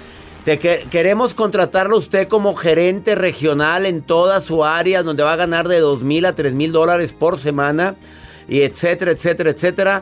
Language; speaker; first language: Spanish; native; Spanish